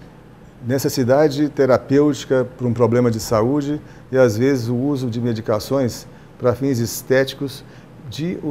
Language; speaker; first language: Portuguese; native; Portuguese